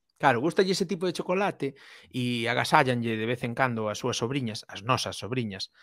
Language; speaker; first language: Galician; non-native, local second language; Spanish